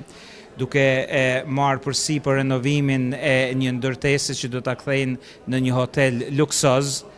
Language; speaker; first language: Albanian; native; Albanian